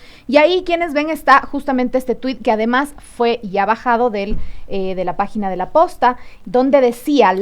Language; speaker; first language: Spanish; native; Spanish